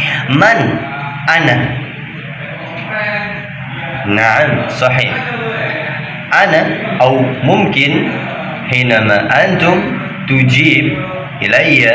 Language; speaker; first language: Arabic; non-native, fluent; Indonesian